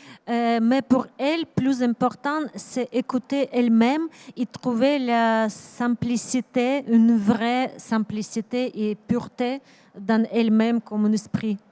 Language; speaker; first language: French; non-native, learner; Ukrainian